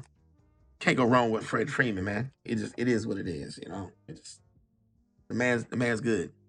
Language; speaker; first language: English; native; English